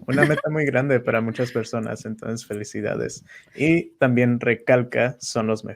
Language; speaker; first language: Spanish; native; Spanish